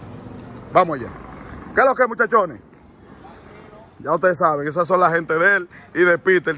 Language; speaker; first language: Spanish; native; Spanish